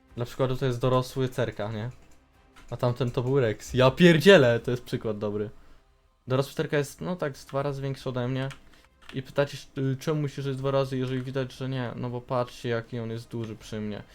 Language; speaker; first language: Polish; native; Polish